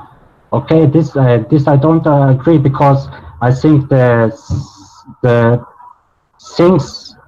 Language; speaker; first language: English; non-native, learner; Bosnian